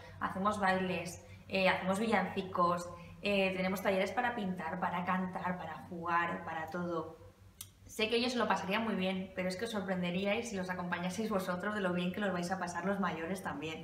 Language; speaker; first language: Spanish; native; Spanish